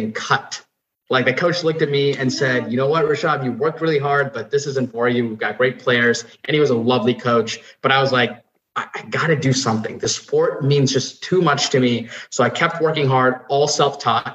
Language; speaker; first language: English; non-native, local second language; Nepali